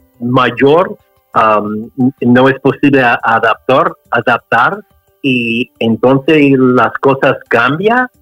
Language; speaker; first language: Spanish; non-native, learner; English